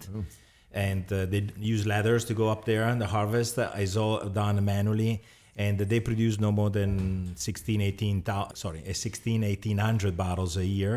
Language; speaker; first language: English; non-native, fluent; Italian